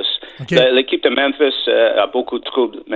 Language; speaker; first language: French; non-native, fluent; English